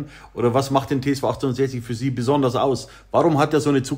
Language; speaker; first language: German; native; German